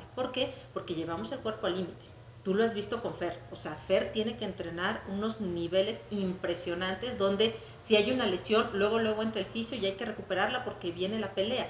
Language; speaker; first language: Spanish; native; Spanish